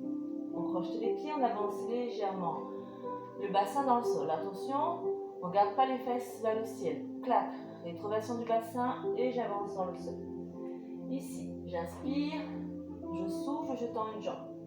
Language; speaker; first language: French; native; French